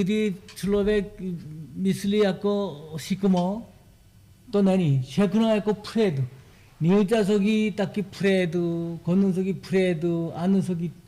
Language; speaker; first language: Czech; non-native, learner; Korean